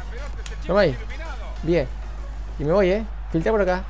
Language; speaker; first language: Spanish; native; Spanish